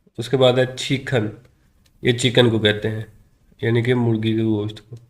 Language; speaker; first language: Urdu; non-native, local second language; Punjabi